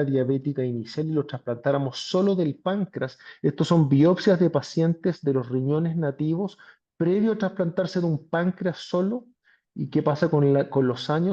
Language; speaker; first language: Spanish; native; Spanish